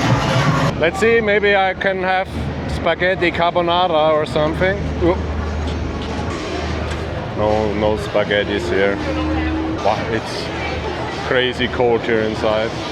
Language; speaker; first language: English; non-native, fluent; German